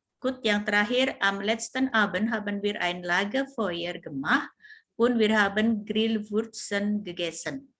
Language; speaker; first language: German; non-native, fluent; Indonesian